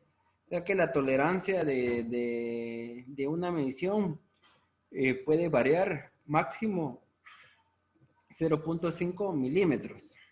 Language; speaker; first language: Spanish; native; Spanish